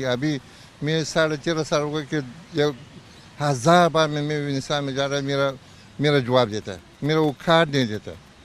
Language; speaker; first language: Hindi; non-native, learner; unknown